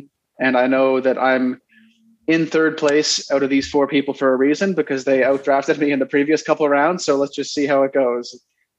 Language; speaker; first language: English; native; English